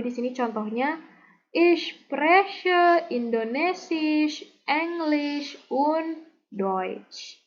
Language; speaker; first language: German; non-native, learner; Indonesian